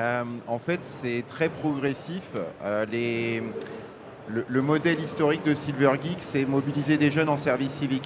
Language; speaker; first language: French; native; French